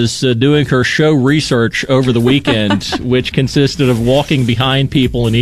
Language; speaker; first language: English; native; English